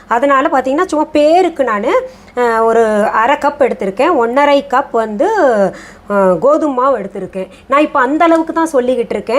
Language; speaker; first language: Tamil; non-native, fluent; Hindi